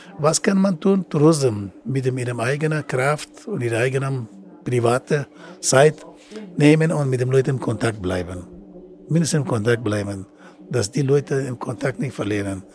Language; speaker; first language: German; non-native, learner; Persian